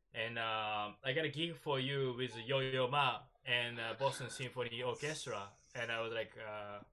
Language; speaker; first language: English; non-native, learner; Japanese